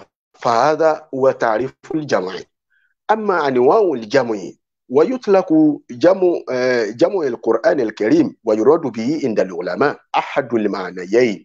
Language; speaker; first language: Arabic; non-native, fluent; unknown